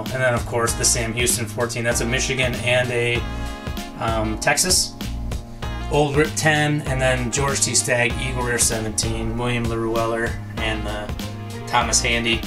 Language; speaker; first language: English; native; English